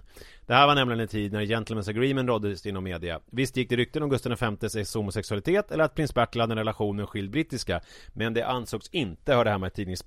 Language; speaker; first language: Swedish; native; Swedish